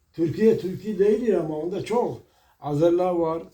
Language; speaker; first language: Turkish; early bilingual, heritage; Turkish